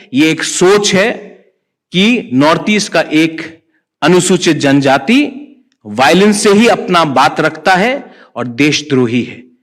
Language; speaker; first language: Hindi; non-native, local second language; Kok Borok